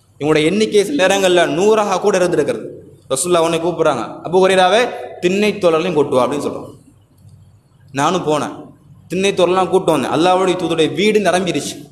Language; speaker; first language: Tamil; native; Tamil